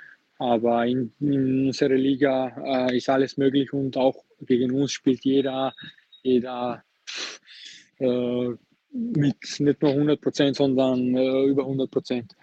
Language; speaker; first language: German; non-native, fluent; Georgian